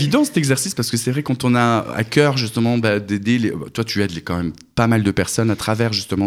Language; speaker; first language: French; native; French